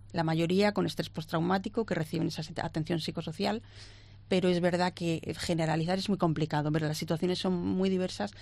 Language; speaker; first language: Spanish; native; Spanish